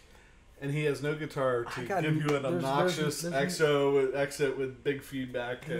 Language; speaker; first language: English; native; English